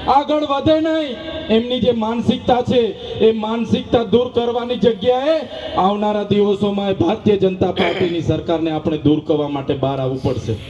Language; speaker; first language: Gujarati; non-native, local second language; Vasavi